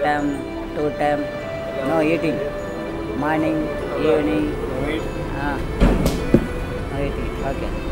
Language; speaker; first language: English; non-native, learner; Tamil